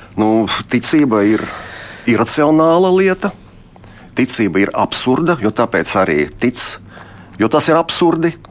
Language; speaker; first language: Latvian; non-native, local second language; Russian